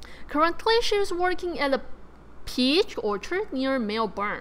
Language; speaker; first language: English; non-native, fluent; Chinese